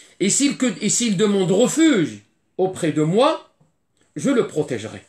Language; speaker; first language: French; non-native, fluent; Arabic